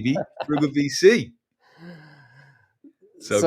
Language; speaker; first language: English; native; English